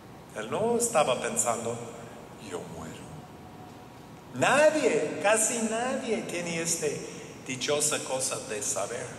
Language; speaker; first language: Spanish; non-native, learner; English